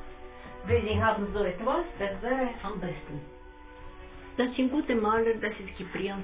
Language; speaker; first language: German; non-native, learner; Russian